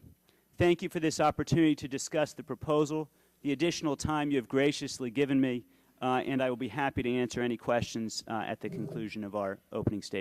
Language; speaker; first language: English; native; English